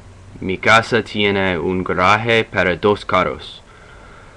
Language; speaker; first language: Spanish; non-native, learner; English